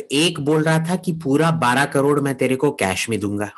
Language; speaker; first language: Hindi; non-native, local second language; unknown